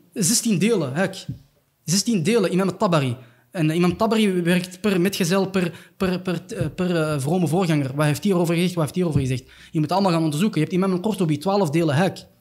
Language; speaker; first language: Dutch; early bilingual, other home language; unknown